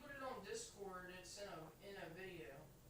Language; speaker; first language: English; native; English